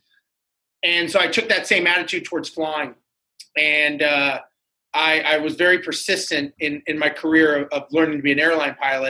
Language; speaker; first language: English; native; English